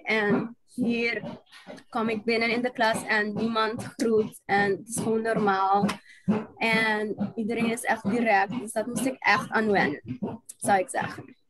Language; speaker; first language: Dutch; non-native, local second language; Papiamento